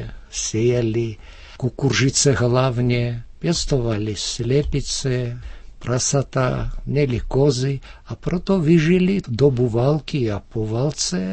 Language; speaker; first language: Czech; early bilingual, heritage; Czech